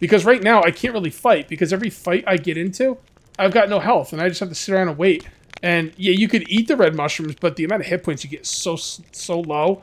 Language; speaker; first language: English; native; English